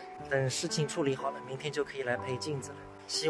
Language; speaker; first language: Chinese; non-native, local second language; Wu Chinese